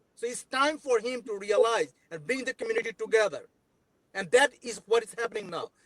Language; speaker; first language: English; non-native, local second language; Bangla